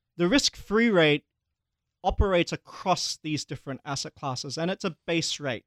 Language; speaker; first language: English; early bilingual, other home language; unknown